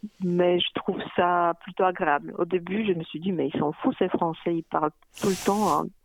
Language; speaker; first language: French; non-native, fluent; Polish